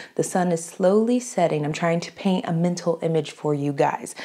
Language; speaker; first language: English; native; English